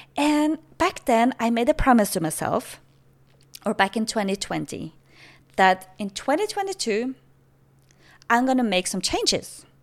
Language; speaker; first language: English; non-native, fluent; Norwegian